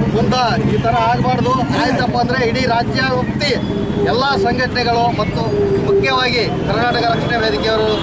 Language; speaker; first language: Kannada; native; Kannada